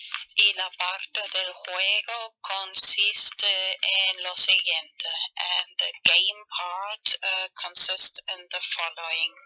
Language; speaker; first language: Spanish; non-native, fluent; German